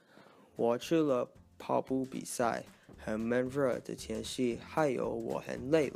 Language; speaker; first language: Chinese; non-native, learner; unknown